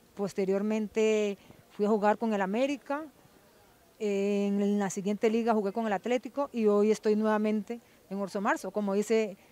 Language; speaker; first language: Spanish; native; Spanish